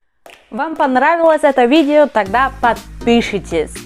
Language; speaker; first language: Russian; non-native, learner; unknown